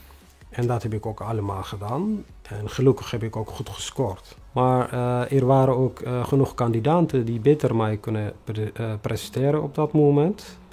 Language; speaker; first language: Dutch; non-native, fluent; Tigrinya